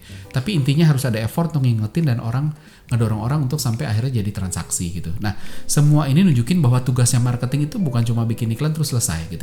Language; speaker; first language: Indonesian; native; Indonesian